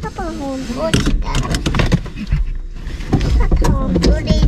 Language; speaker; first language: Japanese; early bilingual, other home language; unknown